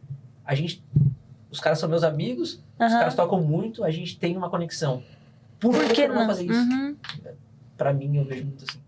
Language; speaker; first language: Portuguese; native; Portuguese